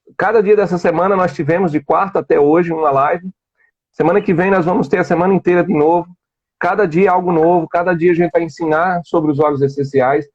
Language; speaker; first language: Portuguese; native; Portuguese